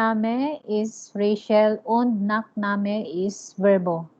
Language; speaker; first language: German; non-native, learner; Filipino